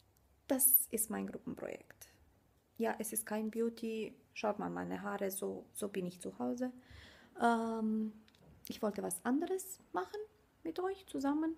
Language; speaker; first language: German; non-native, fluent; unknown